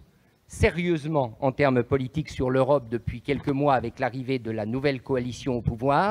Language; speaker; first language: French; native; French